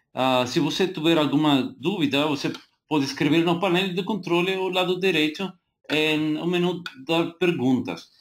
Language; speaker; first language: Portuguese; non-native, learner; Spanish